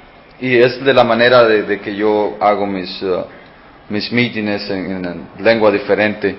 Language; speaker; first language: Spanish; early bilingual, heritage; Spanish